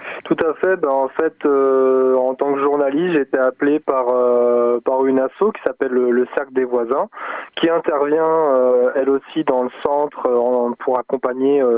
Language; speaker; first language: French; native; French